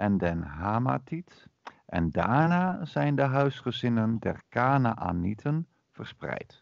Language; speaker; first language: Dutch; native; Dutch